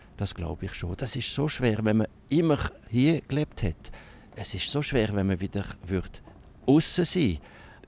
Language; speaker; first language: German; non-native, local second language; French